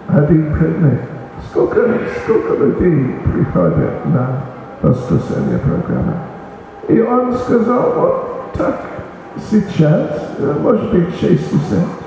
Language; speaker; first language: Russian; non-native, learner; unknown